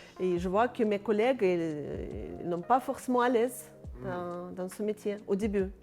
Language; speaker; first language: French; non-native, fluent; Russian